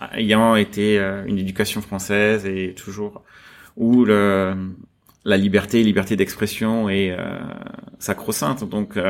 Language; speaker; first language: French; native; French